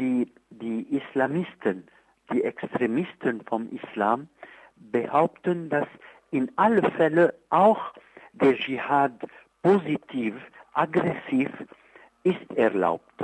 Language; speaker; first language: German; non-native, fluent; Arabic